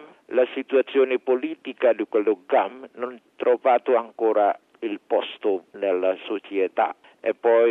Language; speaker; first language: Italian; non-native, learner; Indonesian